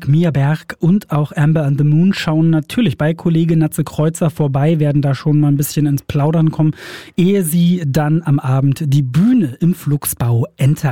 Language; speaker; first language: German; native; German